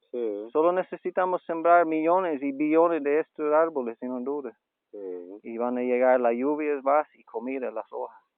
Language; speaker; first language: Spanish; non-native, learner; English